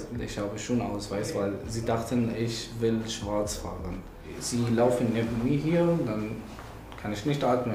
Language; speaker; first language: German; non-native, learner; Arabic